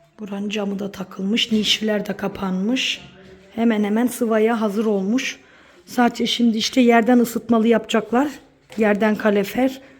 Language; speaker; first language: Turkish; early bilingual, heritage; Turkish